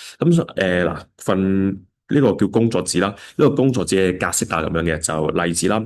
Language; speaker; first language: Cantonese; native; Cantonese